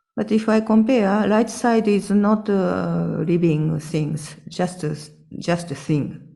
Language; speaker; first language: English; non-native, learner; Japanese